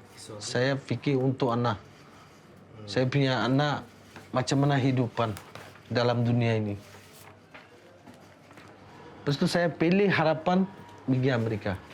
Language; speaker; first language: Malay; non-native, learner; Rohingya